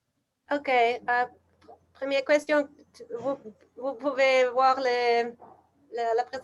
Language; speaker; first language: French; non-native, learner; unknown